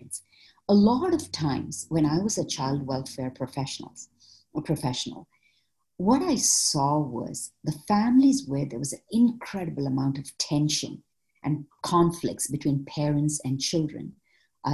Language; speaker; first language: English; non-native, local second language; Malayalam